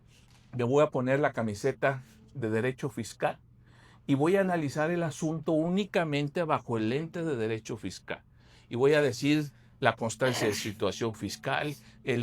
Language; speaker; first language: Spanish; native; Spanish